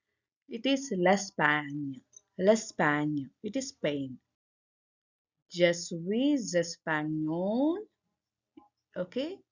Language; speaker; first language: French; non-native, learner; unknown